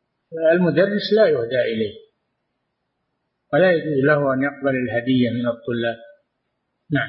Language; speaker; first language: Arabic; native; Arabic